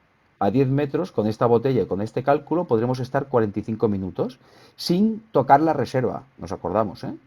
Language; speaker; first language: Spanish; native; Spanish